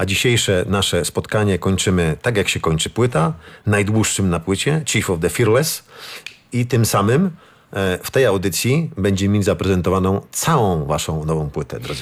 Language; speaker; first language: Polish; native; Polish